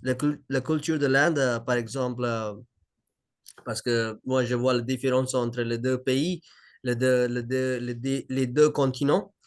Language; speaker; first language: French; non-native, learner; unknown